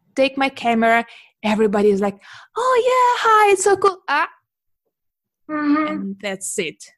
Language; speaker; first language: English; non-native, fluent; Russian